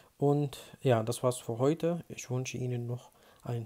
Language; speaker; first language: German; non-native, fluent; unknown